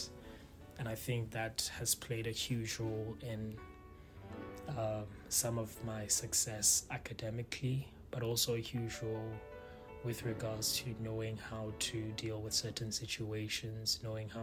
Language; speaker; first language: English; non-native, local second language; Tswana